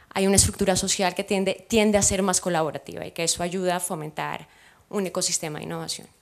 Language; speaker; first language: Spanish; native; Spanish